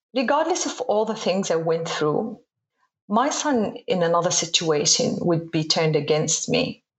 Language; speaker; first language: English; non-native, fluent; Arabic